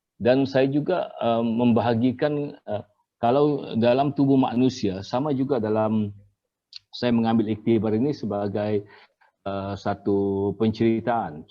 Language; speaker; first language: Malay; native; Malay